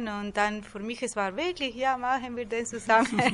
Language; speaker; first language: German; non-native, learner; Spanish